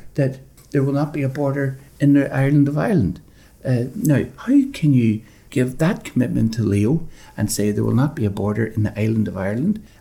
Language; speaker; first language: English; native; English